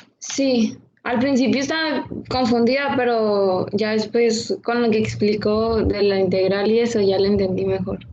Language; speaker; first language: Spanish; native; Spanish